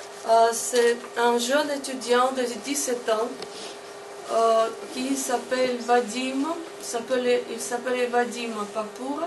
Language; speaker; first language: French; non-native, fluent; Russian